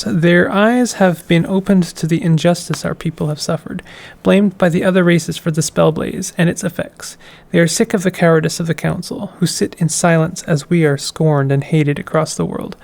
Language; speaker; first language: English; native; English